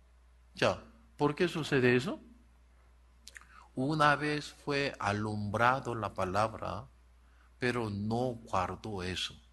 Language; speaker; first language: Spanish; non-native, learner; Korean